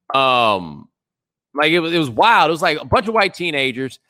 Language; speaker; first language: English; native; English